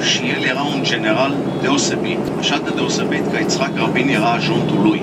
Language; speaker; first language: Romanian; early bilingual, heritage; Romanian